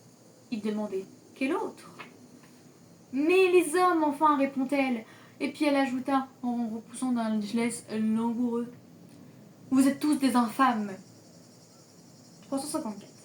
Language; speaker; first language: French; native; French